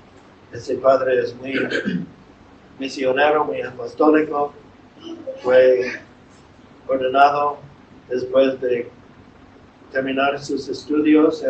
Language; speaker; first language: Spanish; non-native, fluent; English